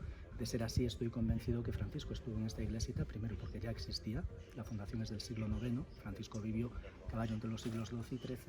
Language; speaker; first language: Spanish; native; Spanish